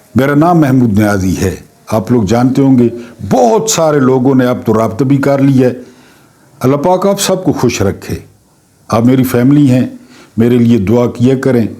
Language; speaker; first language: Urdu; non-native, local second language; Punjabi